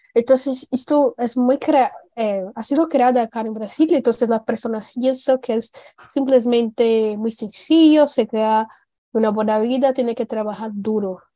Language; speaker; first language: Spanish; non-native, fluent; Portuguese